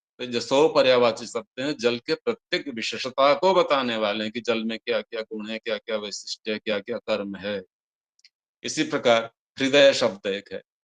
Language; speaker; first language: Hindi; non-native, local second language; Odia